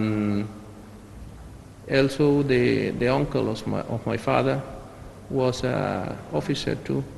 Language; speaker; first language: English; non-native, learner; Spanish